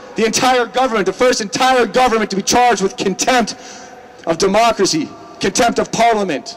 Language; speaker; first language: English; native; English